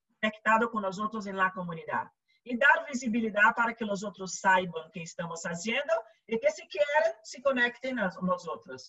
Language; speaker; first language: Portuguese; non-native, learner; Spanish